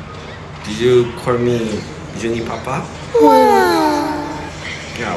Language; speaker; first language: English; non-native, learner; Korean